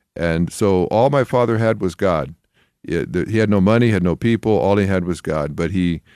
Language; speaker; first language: English; native; English